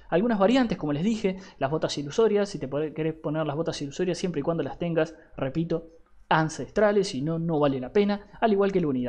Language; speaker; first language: Spanish; native; Spanish